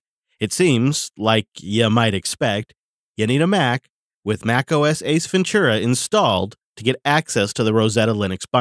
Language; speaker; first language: English; native; English